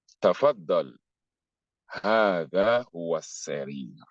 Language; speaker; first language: Arabic; non-native, fluent; English